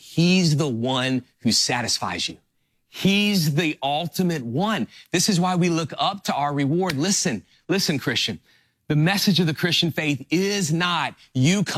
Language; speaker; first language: English; native; English